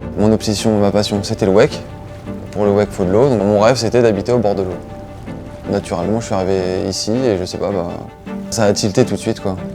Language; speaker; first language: French; native; French